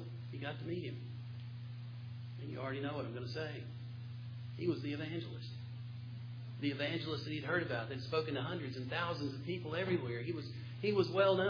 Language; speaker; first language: English; native; English